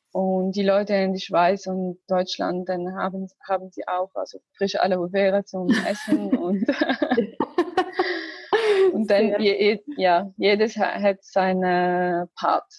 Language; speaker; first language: German; non-native, learner; Arabic